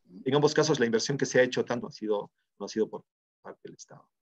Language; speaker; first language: Spanish; native; Spanish